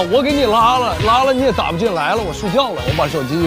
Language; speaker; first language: Chinese; native; Chinese